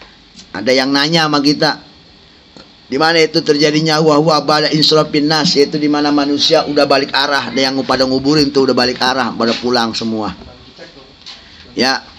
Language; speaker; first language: Indonesian; native; Indonesian